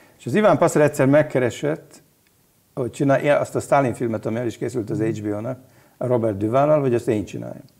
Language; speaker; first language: Hungarian; native; Hungarian